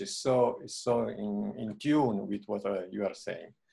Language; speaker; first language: English; non-native, fluent; Italian